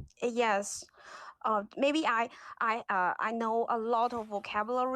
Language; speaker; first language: English; non-native, learner; Chinese